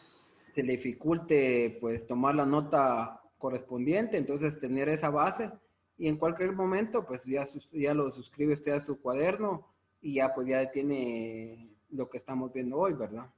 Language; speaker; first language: Spanish; native; Spanish